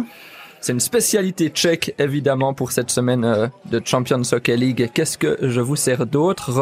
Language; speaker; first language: French; native; French